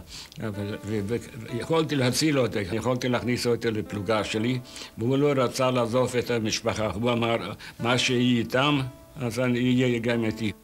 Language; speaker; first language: Hebrew; non-native, fluent; Yiddish